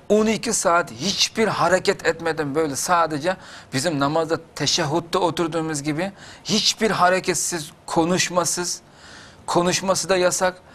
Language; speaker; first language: Turkish; non-native, fluent; Uyghur